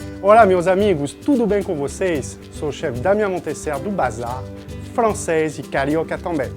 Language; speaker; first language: Portuguese; non-native, fluent; French